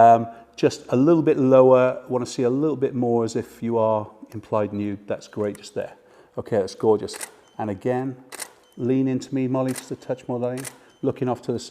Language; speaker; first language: English; native; English